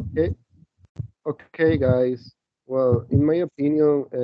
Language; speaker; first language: English; non-native, learner; Spanish